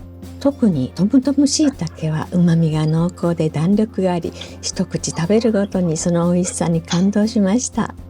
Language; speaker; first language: Japanese; native; Japanese